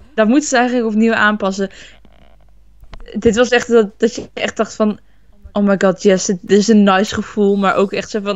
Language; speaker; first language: Dutch; native; Dutch